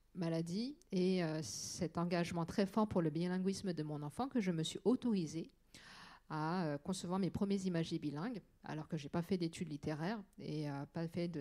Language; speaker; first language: French; native; French